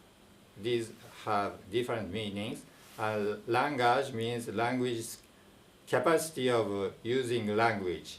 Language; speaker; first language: English; non-native, fluent; Japanese